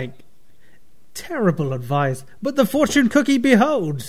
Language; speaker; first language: English; native; English